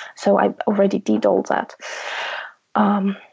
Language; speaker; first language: English; non-native, fluent; Russian